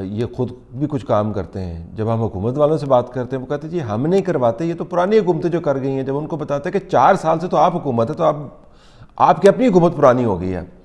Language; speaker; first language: Urdu; native; Urdu